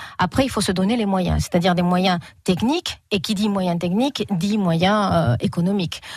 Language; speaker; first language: French; non-native, fluent; Spanish